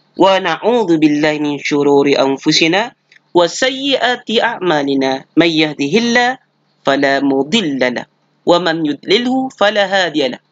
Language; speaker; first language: Arabic; non-native, fluent; Indonesian